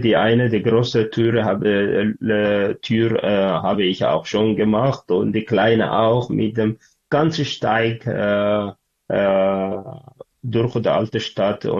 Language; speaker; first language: German; non-native, learner; Tigrinya